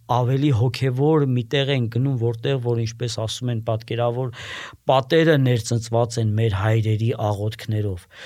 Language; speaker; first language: Armenian; native; Armenian